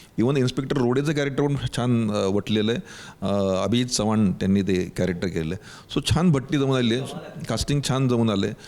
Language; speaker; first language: Marathi; native; Marathi